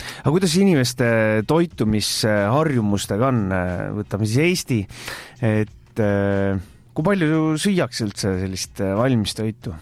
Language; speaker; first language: Estonian; native; Estonian